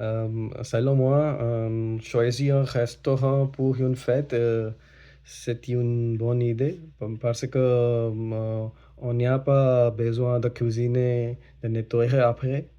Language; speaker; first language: French; non-native, learner; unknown